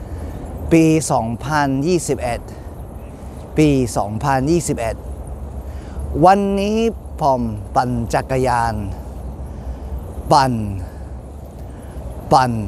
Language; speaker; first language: Thai; non-native, fluent; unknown